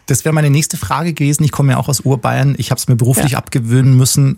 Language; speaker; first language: German; native; German